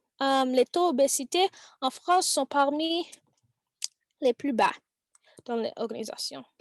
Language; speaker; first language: French; non-native, learner; English